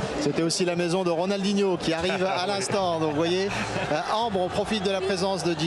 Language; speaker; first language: French; native; French